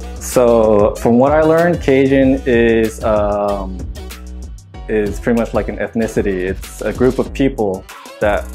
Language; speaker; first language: English; native; English